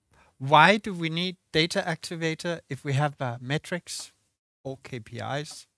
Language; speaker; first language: English; non-native, fluent; Danish